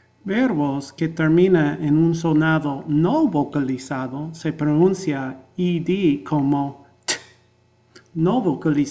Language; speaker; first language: Spanish; non-native, fluent; English